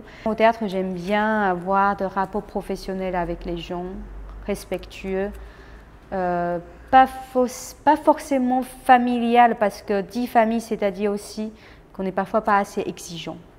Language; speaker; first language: French; non-native, fluent; Chinese